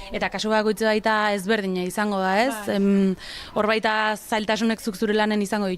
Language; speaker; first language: Basque; native; Basque